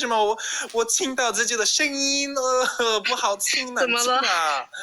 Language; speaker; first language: Chinese; non-native, learner; English